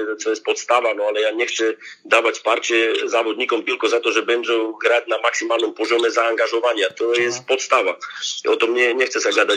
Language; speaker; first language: Polish; non-native, learner; Slovak